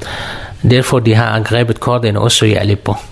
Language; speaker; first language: Danish; non-native, learner; Kurdish